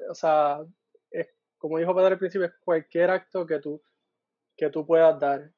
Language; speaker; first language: Spanish; native; Spanish